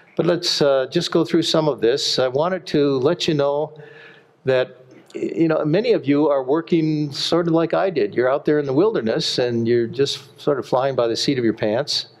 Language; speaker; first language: English; native; English